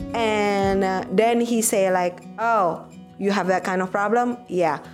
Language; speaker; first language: English; non-native, fluent; Indonesian